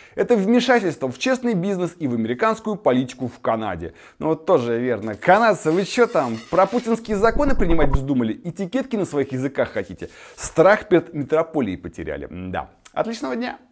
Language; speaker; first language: Russian; native; Russian